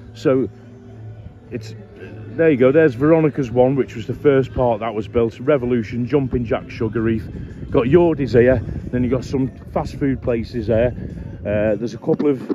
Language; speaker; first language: English; native; English